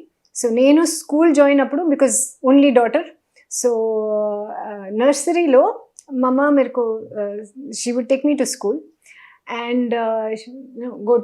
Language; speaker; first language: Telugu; non-native, fluent; Hindi